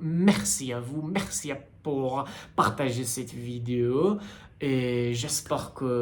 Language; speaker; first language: French; non-native, learner; Persian